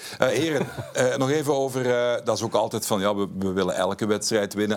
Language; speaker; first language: Dutch; native; Dutch